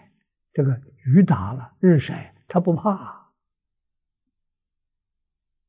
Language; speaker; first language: Chinese; native; Chinese